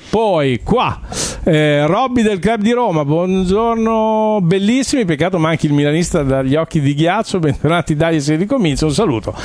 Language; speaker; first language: Italian; native; Italian